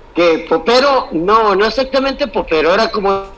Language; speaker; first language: Spanish; native; Spanish